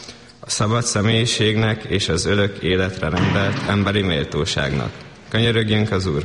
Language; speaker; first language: Hungarian; native; Hungarian